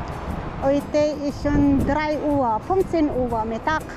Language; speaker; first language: German; non-native, learner; Filipino